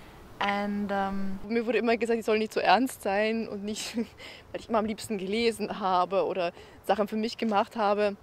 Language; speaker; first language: German; non-native, local second language; English